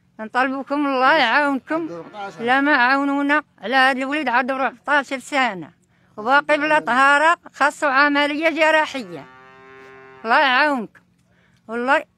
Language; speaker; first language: Arabic; native; Arabic